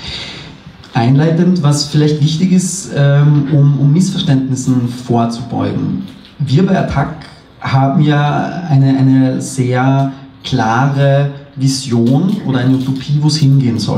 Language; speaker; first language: German; native; German